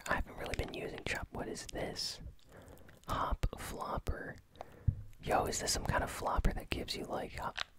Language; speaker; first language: English; native; English